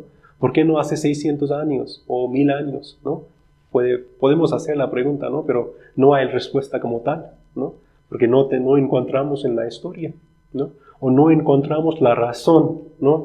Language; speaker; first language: Spanish; non-native, fluent; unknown